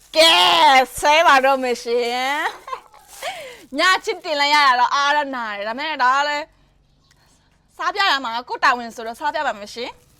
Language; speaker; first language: Burmese; non-native, local second language; Kachin